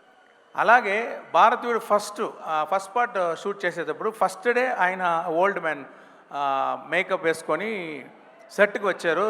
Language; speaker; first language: Telugu; non-native, local second language; Tamil